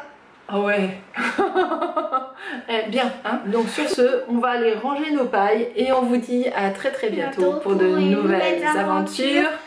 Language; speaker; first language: French; native; French